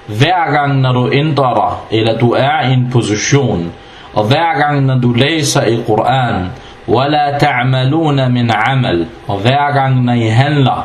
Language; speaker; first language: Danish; non-native, fluent; Arabic